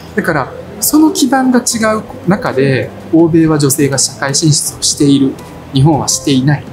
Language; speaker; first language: Japanese; early bilingual, other home language; Russian